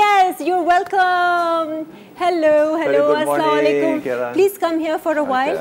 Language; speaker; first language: English; non-native, local second language; Urdu